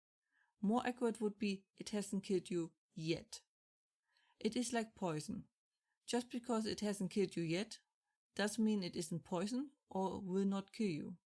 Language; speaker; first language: English; non-native, fluent; German